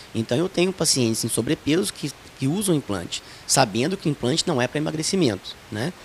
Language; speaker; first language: Portuguese; native; Portuguese